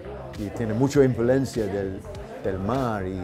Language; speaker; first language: Spanish; non-native, learner; English